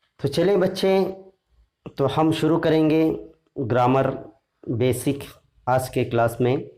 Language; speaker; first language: Hindi; non-native, local second language; Urdu